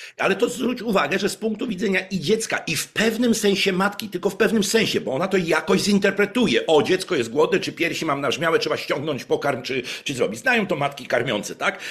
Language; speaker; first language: Polish; native; Polish